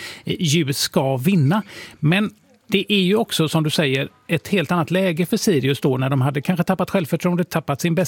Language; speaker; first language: Swedish; native; Swedish